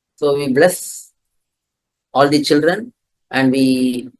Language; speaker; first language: English; non-native, local second language; Tamil